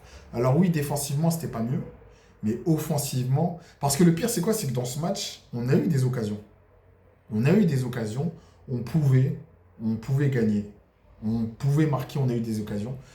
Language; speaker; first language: French; native; French